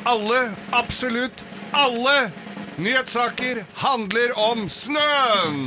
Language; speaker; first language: Norwegian; native; Norwegian